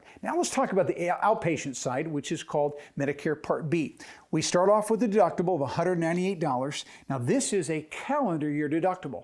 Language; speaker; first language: English; native; English